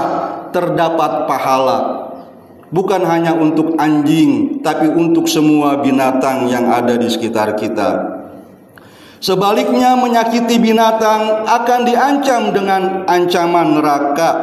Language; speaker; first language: Indonesian; native; Indonesian